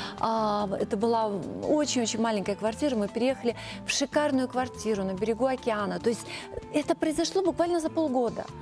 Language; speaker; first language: Russian; native; Russian